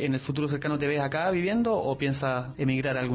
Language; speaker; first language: Spanish; native; Spanish